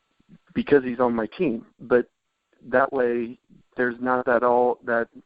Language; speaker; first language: English; native; English